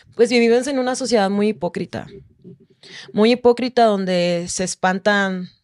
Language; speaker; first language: Spanish; native; Spanish